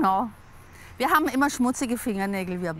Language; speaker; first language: German; native; German